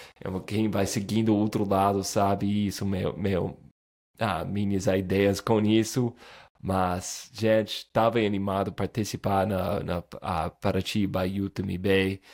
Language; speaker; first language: Portuguese; non-native, fluent; English